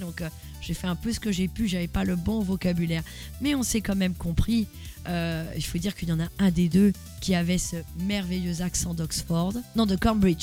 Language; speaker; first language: French; native; French